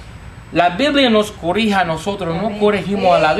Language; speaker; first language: Spanish; non-native, fluent; English